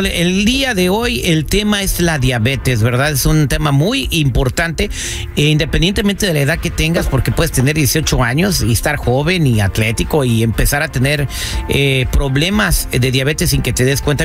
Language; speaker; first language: Spanish; native; Spanish